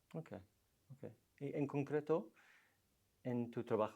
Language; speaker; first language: Spanish; non-native, fluent; English